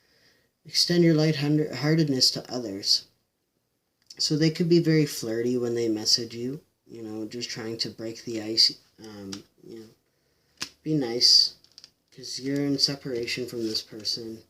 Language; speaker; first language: English; native; English